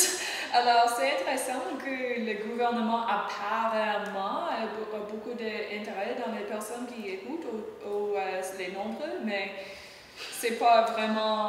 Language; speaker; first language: French; non-native, learner; English